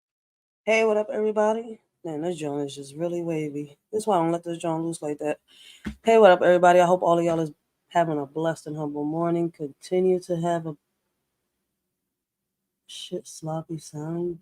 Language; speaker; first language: English; native; English